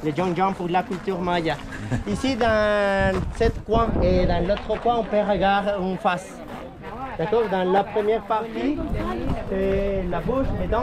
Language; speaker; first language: French; non-native, learner; Spanish